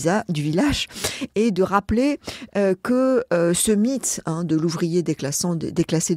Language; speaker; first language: French; native; French